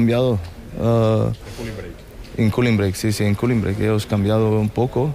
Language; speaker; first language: Spanish; non-native, learner; German